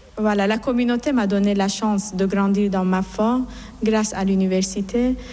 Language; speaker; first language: French; non-native, fluent; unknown